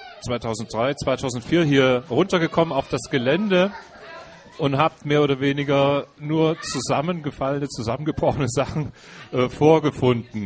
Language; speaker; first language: German; native; German